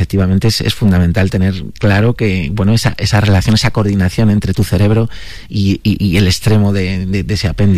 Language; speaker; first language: Spanish; native; Spanish